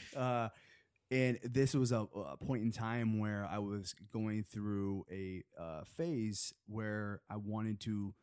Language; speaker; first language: English; native; English